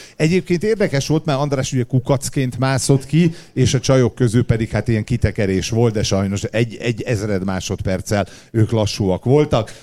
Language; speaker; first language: Hungarian; native; Hungarian